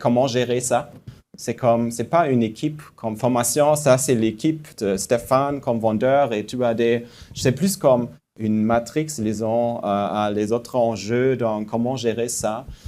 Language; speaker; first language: French; non-native, fluent; German